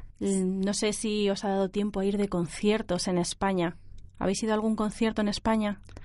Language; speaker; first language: Spanish; native; Spanish